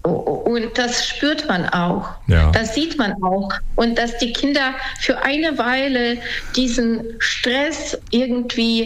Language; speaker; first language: German; non-native, fluent; Ukrainian